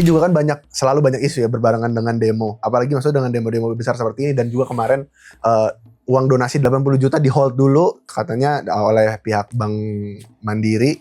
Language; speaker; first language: Indonesian; native; Indonesian